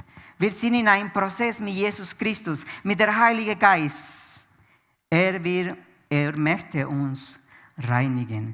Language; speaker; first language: German; non-native, fluent; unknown